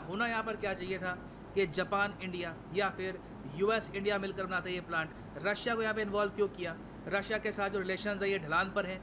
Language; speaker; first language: Hindi; native; Hindi